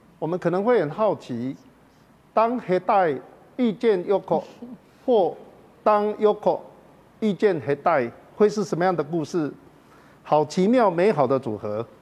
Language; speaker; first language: Chinese; native; Chinese